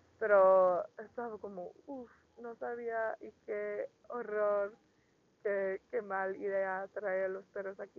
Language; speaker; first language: Spanish; non-native, learner; English